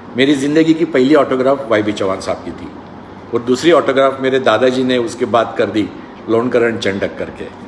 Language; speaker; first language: Hindi; non-native, local second language; Marathi